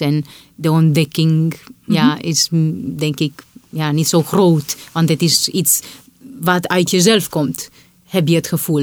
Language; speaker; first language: Dutch; non-native, fluent; Romanian